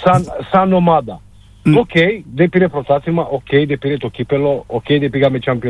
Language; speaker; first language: Greek; non-native, fluent; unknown